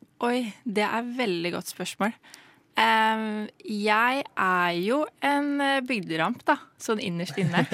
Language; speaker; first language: Norwegian; native; Norwegian